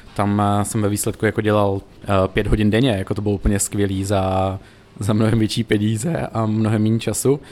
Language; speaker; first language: Czech; native; Czech